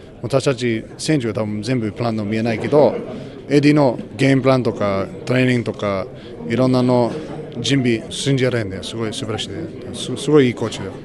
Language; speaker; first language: Japanese; non-native, fluent; English